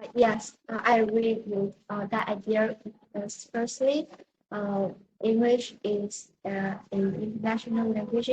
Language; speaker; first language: English; non-native, learner; Vietnamese